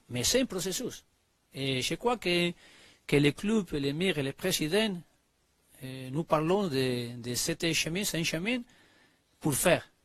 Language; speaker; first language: French; non-native, learner; Spanish